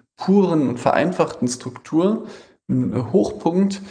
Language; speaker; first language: German; native; German